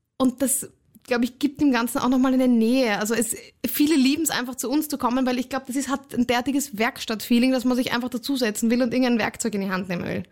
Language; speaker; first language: German; native; German